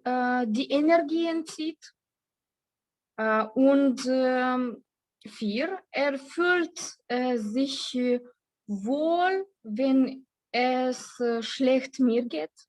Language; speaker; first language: German; non-native, learner; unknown